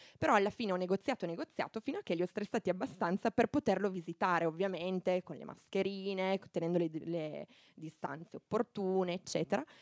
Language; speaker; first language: Italian; native; Italian